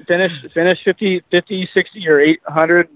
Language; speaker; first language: English; native; English